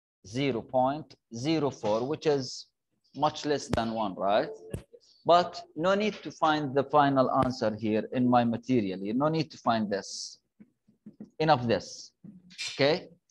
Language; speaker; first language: English; non-native, fluent; Arabic